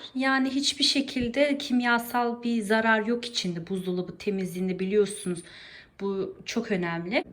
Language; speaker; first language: Turkish; early bilingual, heritage; Turkish